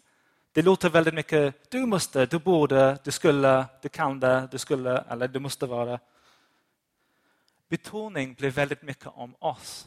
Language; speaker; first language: Swedish; non-native, fluent; English